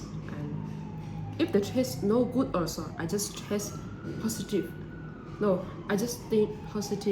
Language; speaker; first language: English; non-native, learner; Burmese